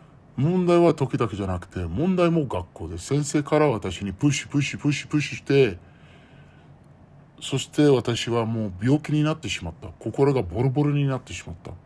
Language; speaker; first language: Japanese; non-native, learner; Arabic